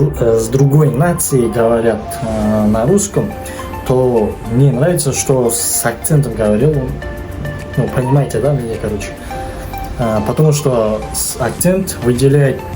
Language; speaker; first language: Russian; non-native, local second language; Kazakh